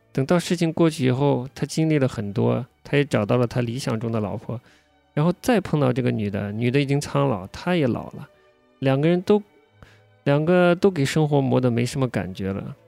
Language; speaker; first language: Chinese; native; Chinese